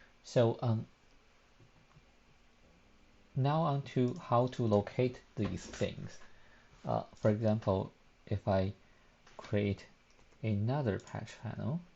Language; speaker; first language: English; non-native, fluent; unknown